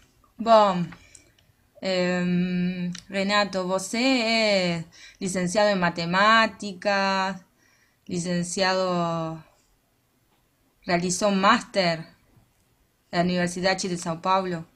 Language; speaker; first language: Portuguese; non-native, learner; Spanish